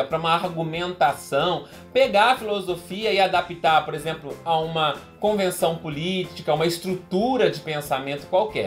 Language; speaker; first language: Portuguese; native; Portuguese